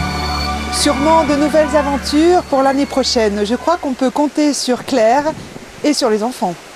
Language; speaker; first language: French; native; French